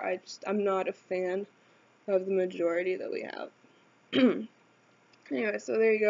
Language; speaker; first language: English; native; English